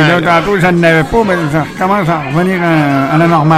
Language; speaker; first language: French; native; French